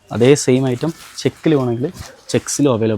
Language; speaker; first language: Malayalam; native; Malayalam